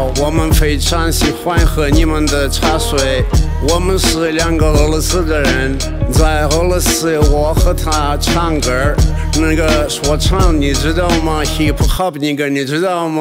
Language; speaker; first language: Chinese; non-native, learner; Russian